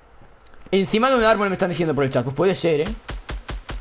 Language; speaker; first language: Spanish; native; Spanish